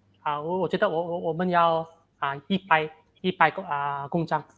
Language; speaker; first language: Chinese; non-native, local second language; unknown